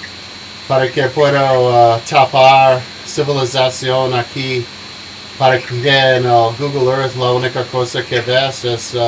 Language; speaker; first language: Spanish; non-native, learner; English